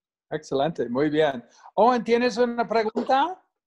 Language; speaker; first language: Spanish; non-native, fluent; English